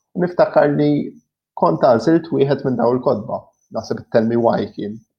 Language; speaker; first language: Maltese; early bilingual, other home language; English